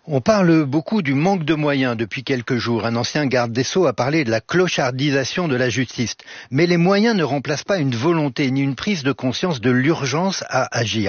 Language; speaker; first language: French; native; French